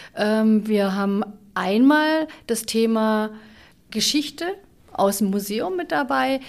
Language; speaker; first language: German; native; German